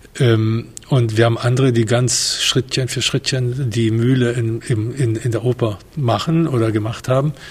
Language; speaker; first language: German; non-native, fluent; Spanish